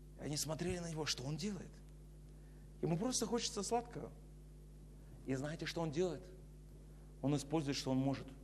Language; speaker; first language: Russian; native; Russian